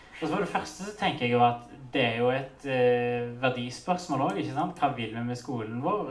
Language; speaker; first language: Norwegian; native; Norwegian